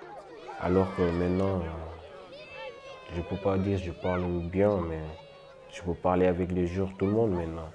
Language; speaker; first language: French; non-native, local second language; Wolof